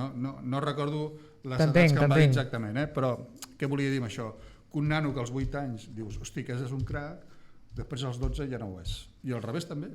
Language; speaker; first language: Catalan; native; Catalan